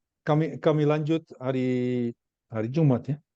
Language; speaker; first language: Indonesian; non-native, learner; Dutch